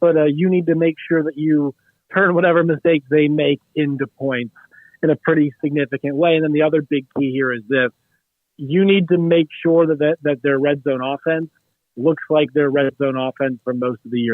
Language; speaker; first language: English; native; English